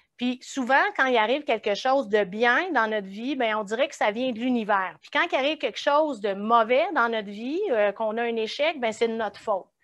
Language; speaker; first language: French; native; French